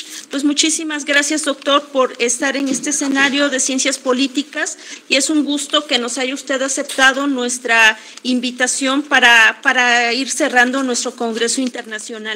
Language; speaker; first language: Spanish; native; Spanish